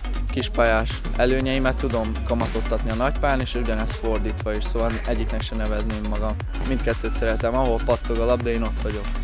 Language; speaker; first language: Hungarian; native; Hungarian